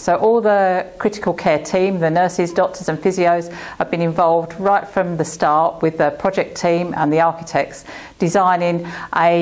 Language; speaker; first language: English; native; English